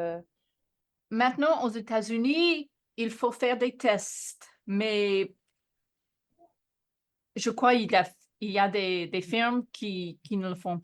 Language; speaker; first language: French; non-native, fluent; English